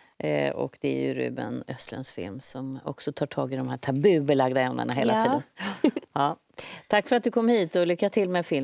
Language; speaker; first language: Swedish; native; Swedish